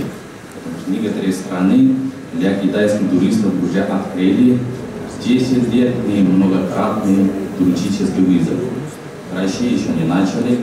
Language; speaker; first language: Russian; non-native, fluent; Chinese